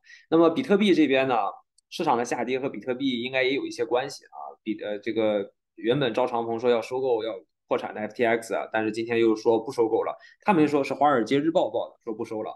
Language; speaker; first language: Chinese; native; Chinese